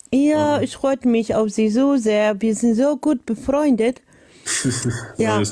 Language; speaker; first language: German; non-native, learner; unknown